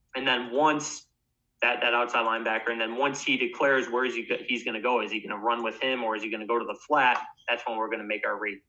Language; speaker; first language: English; native; English